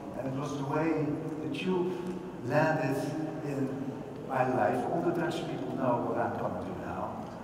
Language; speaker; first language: English; non-native, fluent; Dutch